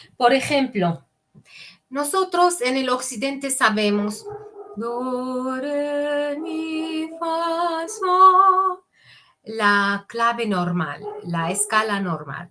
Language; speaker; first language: Spanish; non-native, fluent; Arabic